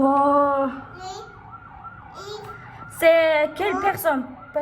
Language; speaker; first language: French; non-native, learner; Kazakh